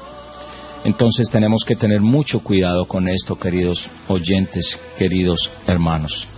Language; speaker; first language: Spanish; native; Spanish